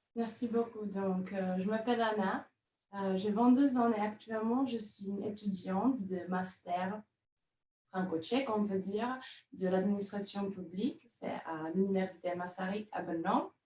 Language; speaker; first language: French; non-native, fluent; Czech